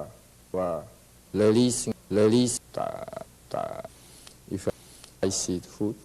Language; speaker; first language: English; non-native, learner; Japanese